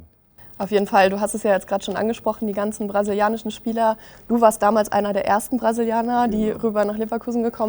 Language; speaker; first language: German; native; German